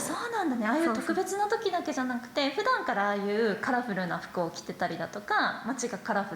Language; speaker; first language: Japanese; native; Japanese